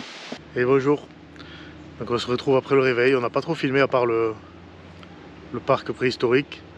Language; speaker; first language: French; native; French